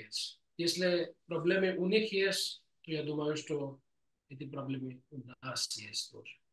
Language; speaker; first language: Russian; non-native, fluent; English